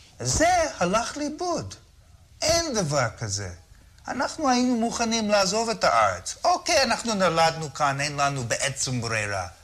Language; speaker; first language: Hebrew; non-native, fluent; English